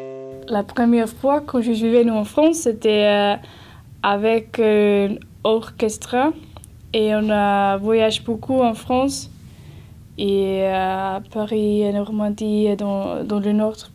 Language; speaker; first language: French; non-native, learner; Icelandic